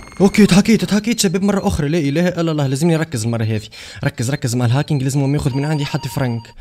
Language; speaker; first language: Arabic; native; Arabic